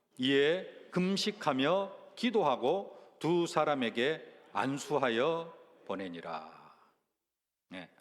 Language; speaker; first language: Korean; native; Korean